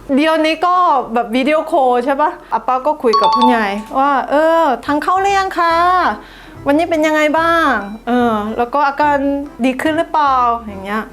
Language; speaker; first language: Thai; non-native, fluent; Korean